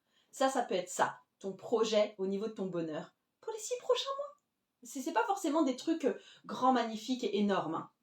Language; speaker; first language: French; native; French